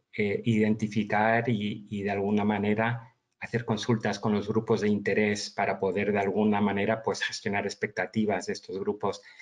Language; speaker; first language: Spanish; early bilingual, heritage; Spanish